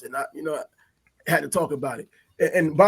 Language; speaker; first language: English; native; English